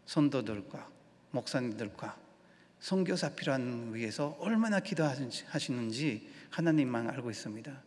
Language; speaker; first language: Korean; non-native, learner; Spanish